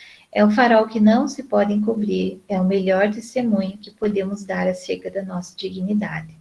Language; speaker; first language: Portuguese; native; Portuguese